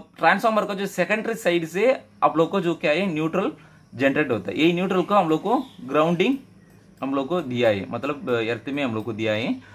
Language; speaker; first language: Hindi; non-native, local second language; Tamil